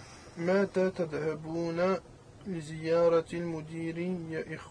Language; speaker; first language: Arabic; non-native, learner; French